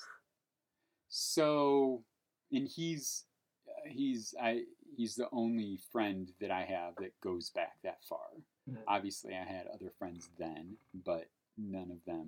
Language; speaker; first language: English; native; English